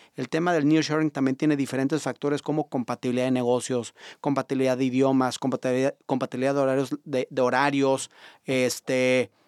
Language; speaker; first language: Spanish; native; Spanish